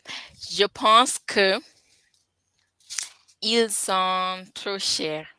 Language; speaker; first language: French; non-native, learner; English